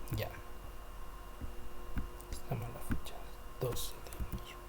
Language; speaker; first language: Spanish; native; Spanish